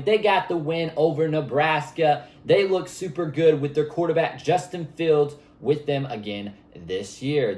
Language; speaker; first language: English; native; English